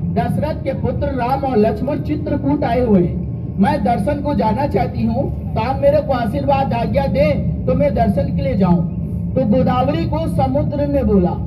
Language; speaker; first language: Hindi; native; Hindi